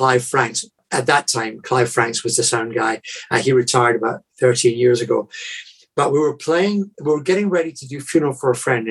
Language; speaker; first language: English; native; English